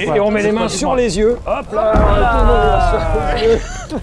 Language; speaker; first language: French; native; French